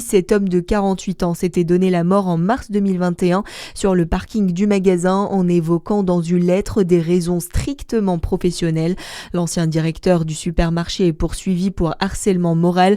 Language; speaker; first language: French; native; French